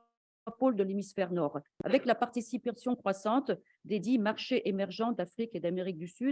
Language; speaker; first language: French; native; French